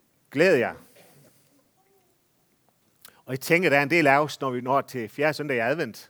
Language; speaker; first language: Danish; native; Danish